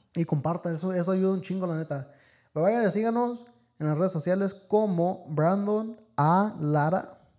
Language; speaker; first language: Spanish; early bilingual, heritage; Spanish